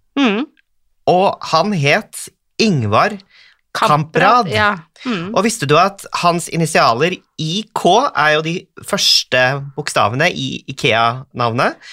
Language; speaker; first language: Norwegian; native; Norwegian